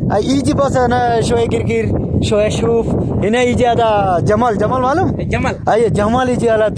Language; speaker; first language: Arabic; non-native, learner; Bangla